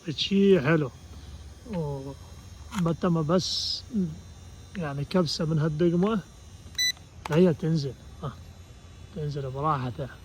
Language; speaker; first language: Arabic; native; Arabic